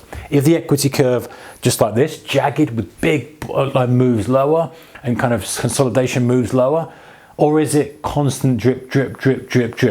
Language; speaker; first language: English; native; English